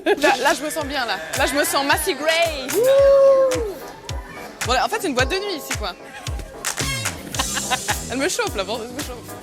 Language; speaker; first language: French; native; French